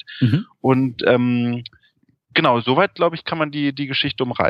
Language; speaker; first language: German; native; German